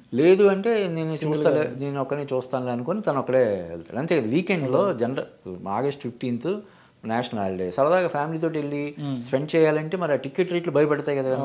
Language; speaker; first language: Telugu; native; Telugu